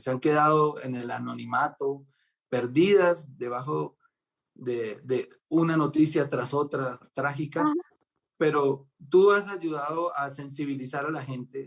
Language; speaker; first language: Spanish; native; Spanish